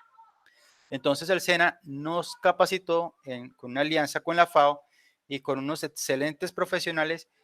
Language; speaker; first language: Spanish; native; Spanish